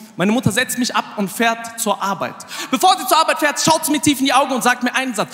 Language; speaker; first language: German; early bilingual, other home language; Arabic